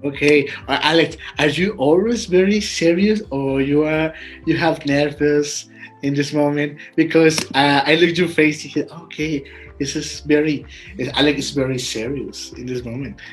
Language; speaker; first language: English; non-native, learner; Spanish